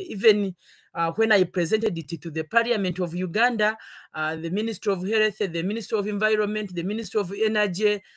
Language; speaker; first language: English; non-native, local second language; Ganda